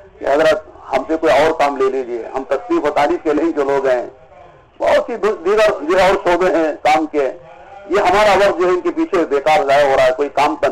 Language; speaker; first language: Urdu; native; Urdu